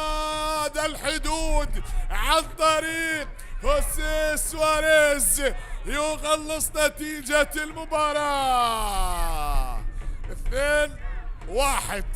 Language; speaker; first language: Arabic; native; Arabic